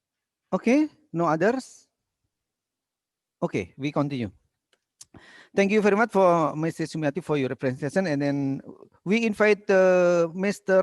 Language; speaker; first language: English; non-native, learner; Indonesian